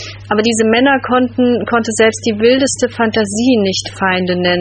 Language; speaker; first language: German; native; German